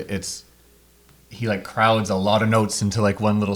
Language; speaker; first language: English; native; English